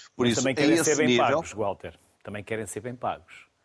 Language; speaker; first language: Portuguese; native; Portuguese